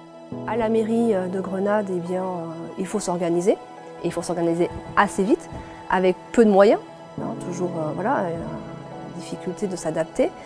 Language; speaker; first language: French; native; French